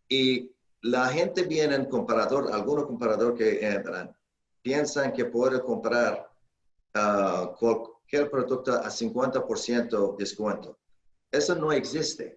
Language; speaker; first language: Spanish; non-native, learner; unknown